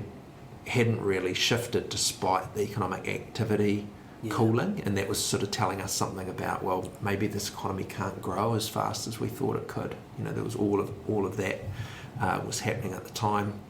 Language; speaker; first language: English; native; English